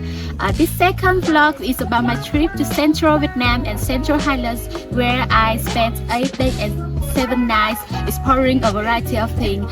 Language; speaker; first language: English; non-native, fluent; Vietnamese